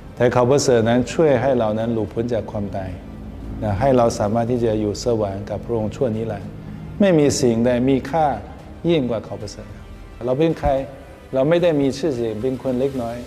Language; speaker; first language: Thai; non-native, fluent; Chinese